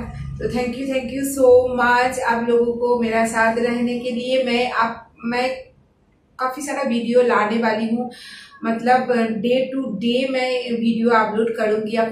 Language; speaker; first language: Hindi; non-native, local second language; Bangla